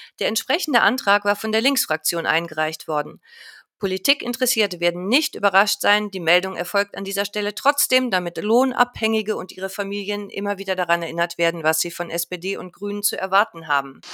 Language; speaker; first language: German; native; German